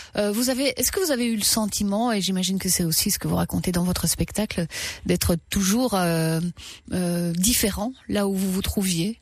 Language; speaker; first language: French; native; French